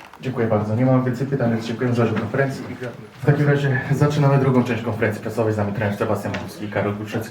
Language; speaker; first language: Polish; native; Polish